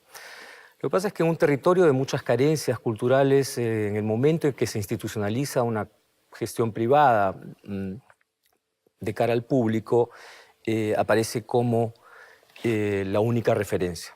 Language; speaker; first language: Spanish; native; Spanish